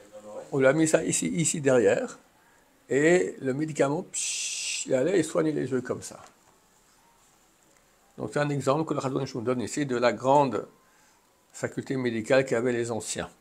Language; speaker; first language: French; native; French